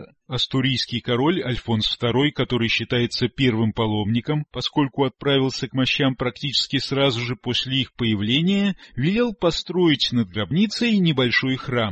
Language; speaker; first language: Russian; native; Russian